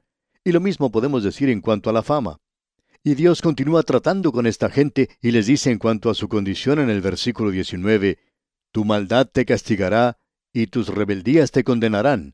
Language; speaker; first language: Spanish; native; Spanish